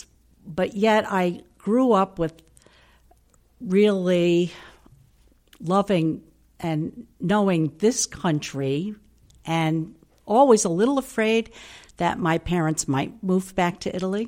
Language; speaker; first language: English; native; English